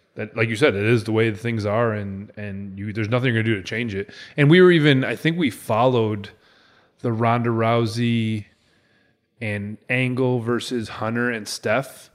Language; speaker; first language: English; native; English